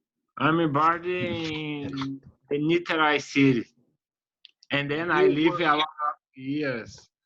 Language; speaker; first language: English; non-native, learner; Portuguese